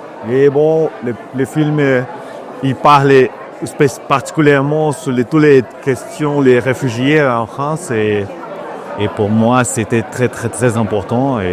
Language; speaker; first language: French; non-native, fluent; Portuguese